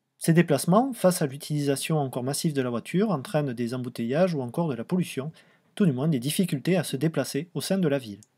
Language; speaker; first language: French; native; French